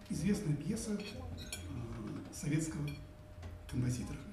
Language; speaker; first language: Russian; native; Russian